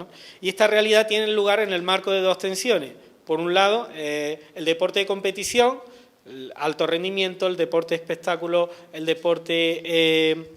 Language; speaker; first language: Spanish; native; Spanish